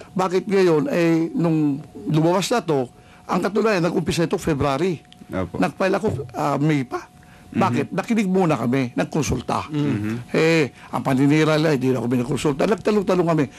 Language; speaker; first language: Filipino; non-native, local second language; Bikol